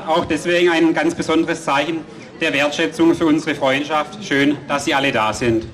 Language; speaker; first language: German; native; German